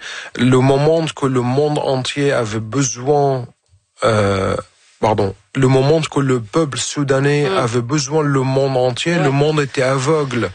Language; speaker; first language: French; non-native, fluent; Arabic